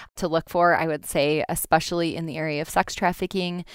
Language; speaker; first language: English; native; English